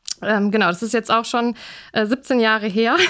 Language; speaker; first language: German; native; German